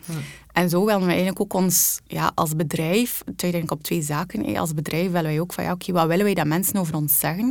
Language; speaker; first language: Dutch; native; Dutch